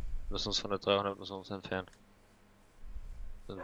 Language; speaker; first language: German; native; German